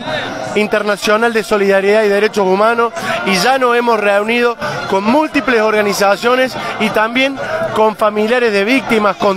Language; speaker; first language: Spanish; native; Spanish